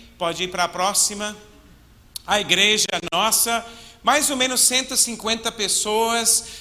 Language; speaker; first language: Portuguese; non-native, fluent; English